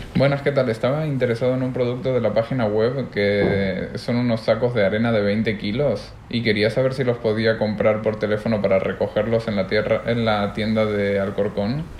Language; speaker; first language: Spanish; non-native, fluent; Hebrew